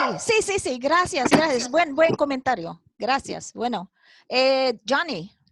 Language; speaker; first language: Spanish; non-native, fluent; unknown